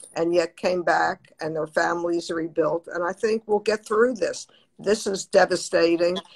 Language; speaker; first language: English; native; English